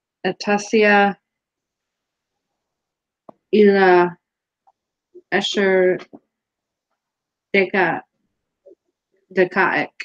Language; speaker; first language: Arabic; non-native, learner; English